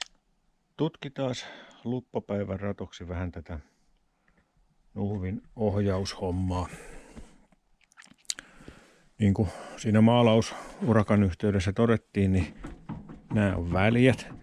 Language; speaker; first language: Finnish; native; Finnish